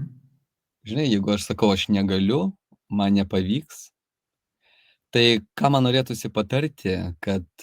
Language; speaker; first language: Lithuanian; native; Lithuanian